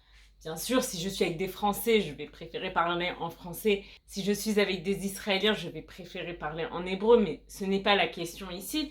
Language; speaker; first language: French; native; French